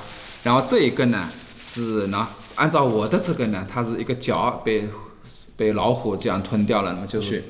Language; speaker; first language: Chinese; native; Chinese